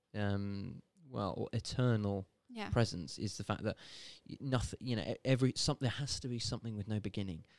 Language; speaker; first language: English; native; English